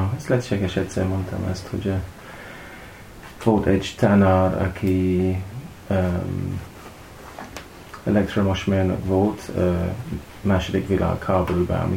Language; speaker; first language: Hungarian; non-native, learner; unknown